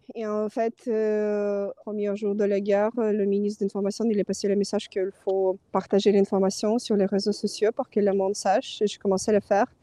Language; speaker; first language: French; non-native, fluent; Ukrainian